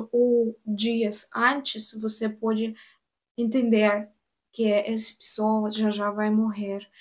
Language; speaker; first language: Portuguese; non-native, learner; Russian